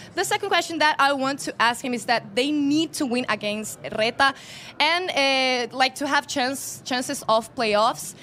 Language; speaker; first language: English; non-native, fluent; Portuguese